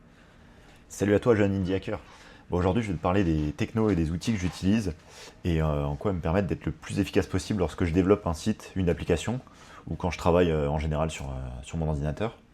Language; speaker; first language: French; native; French